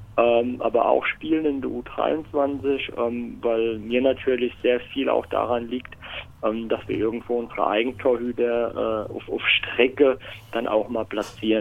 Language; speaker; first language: German; native; German